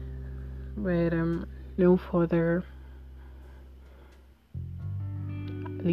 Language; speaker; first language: English; non-native, local second language; Igbo